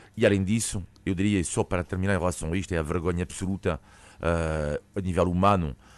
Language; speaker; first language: Portuguese; non-native, fluent; French